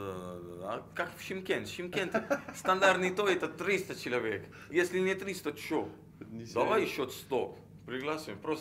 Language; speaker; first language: Russian; non-native, learner; Italian